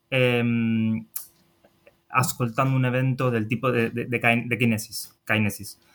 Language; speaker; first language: Italian; non-native, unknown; Spanish